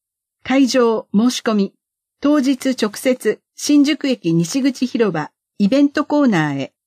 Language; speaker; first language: Japanese; native; Japanese